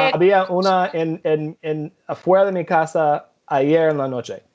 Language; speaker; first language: Spanish; non-native, fluent; English